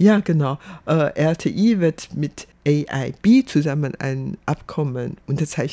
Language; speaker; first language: German; non-native, fluent; Chinese